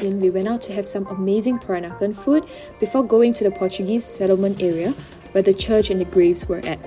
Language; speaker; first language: English; native; English